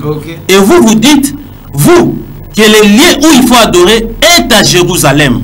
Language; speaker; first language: French; non-native, local second language; Lingala